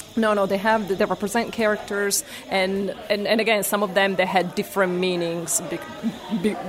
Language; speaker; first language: English; non-native, fluent; Italian